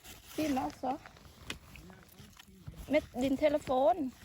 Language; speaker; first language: Swedish; non-native, learner; Thai